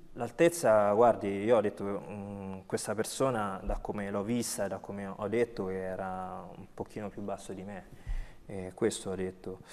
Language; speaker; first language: Italian; early bilingual, other home language; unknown